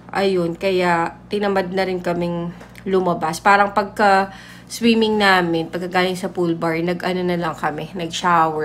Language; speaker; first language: Filipino; native; Filipino